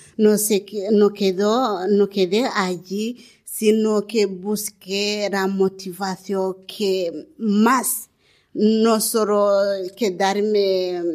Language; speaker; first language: Spanish; non-native, learner; Kinyarwanda